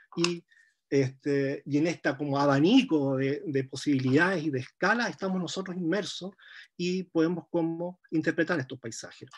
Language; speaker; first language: Spanish; native; Spanish